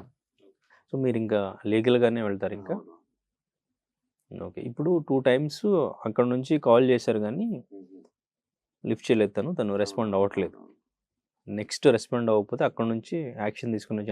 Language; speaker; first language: Telugu; native; Telugu